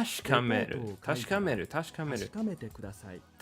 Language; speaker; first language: Japanese; non-native, learner; English